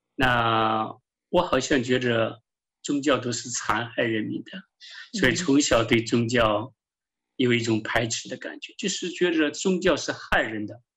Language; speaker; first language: Chinese; native; Chinese